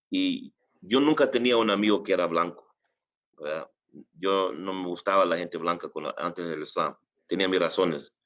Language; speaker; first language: Spanish; early bilingual, heritage; English